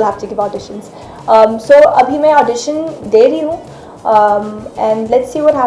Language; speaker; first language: Hindi; non-native, fluent; Arabic